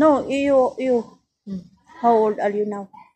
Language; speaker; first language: English; non-native, learner; Filipino